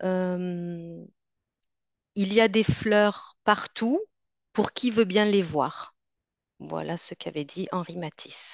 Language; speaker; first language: French; native; French